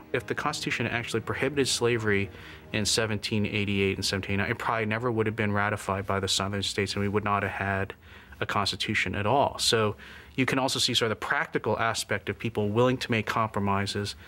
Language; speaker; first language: English; native; English